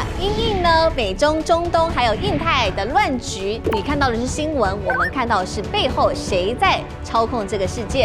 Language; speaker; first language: Chinese; native; Chinese